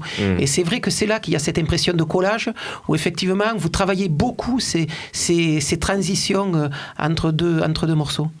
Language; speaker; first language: French; native; French